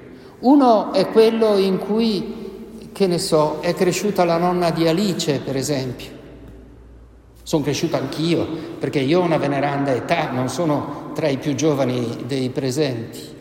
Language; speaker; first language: Italian; native; Italian